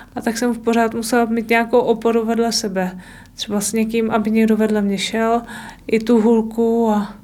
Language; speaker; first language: Czech; native; Czech